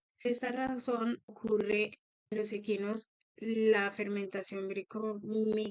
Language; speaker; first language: Spanish; native; Spanish